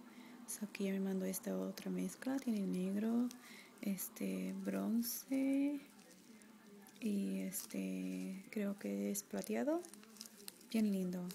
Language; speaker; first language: Spanish; early bilingual, heritage; Spanish